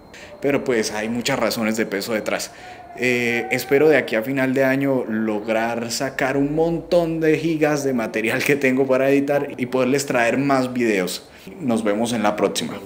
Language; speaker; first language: Spanish; native; Spanish